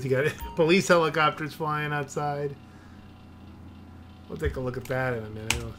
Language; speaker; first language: English; native; English